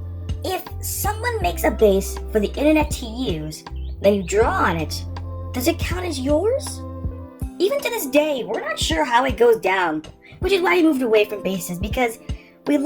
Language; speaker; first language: English; native; English